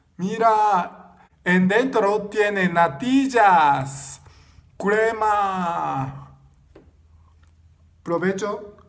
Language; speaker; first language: Spanish; non-native, learner; Japanese